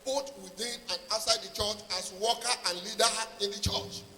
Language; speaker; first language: English; non-native, local second language; Yoruba